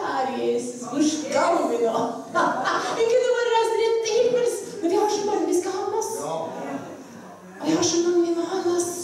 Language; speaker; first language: Norwegian; native; Norwegian